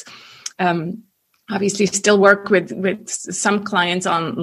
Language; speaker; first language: English; non-native, fluent; Swiss German